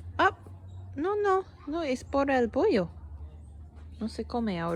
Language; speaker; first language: Spanish; non-native, fluent; English